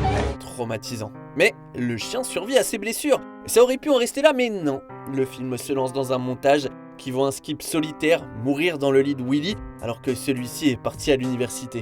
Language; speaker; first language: French; native; French